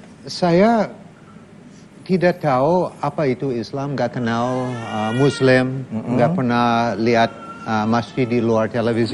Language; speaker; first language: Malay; non-native, fluent; English